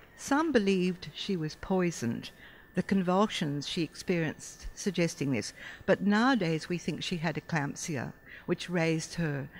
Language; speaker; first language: English; native; English